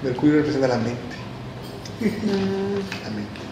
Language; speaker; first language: Spanish; native; Spanish